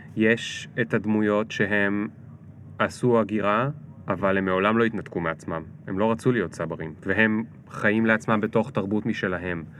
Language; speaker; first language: Hebrew; native; Hebrew